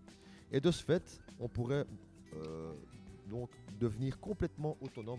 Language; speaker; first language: French; native; French